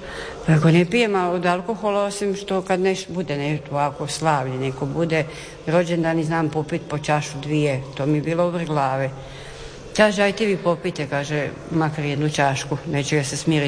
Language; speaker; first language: Serbian; native; Serbian